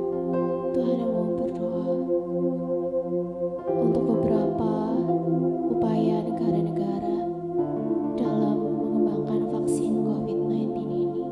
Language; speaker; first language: Indonesian; native; Indonesian